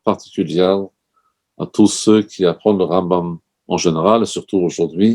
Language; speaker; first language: French; native; French